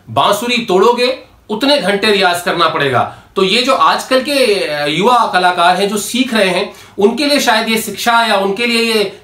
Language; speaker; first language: Hindi; native; Hindi